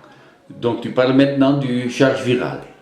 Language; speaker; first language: French; non-native, fluent; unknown